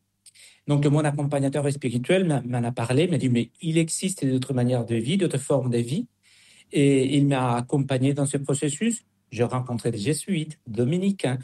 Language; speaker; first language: French; non-native, fluent; Spanish